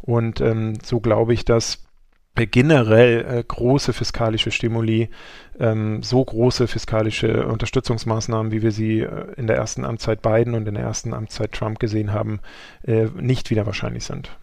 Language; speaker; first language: German; native; German